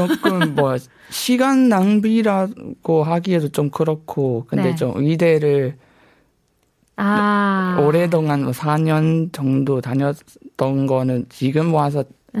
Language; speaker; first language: Korean; non-native, fluent; Burmese